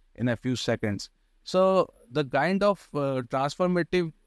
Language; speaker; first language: English; non-native, local second language; Hindi